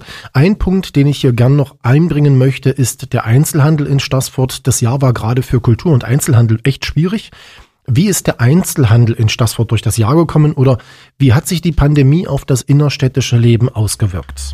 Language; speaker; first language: German; native; German